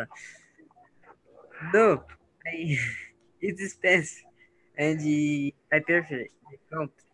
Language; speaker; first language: English; non-native, learner; Portuguese